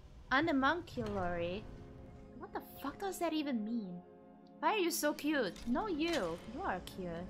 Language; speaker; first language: English; non-native, fluent; Hungarian